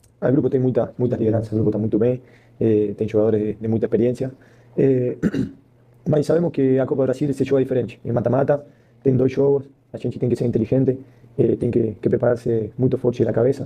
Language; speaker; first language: Portuguese; non-native, fluent; Spanish